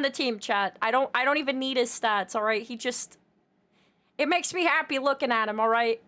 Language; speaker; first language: English; native; English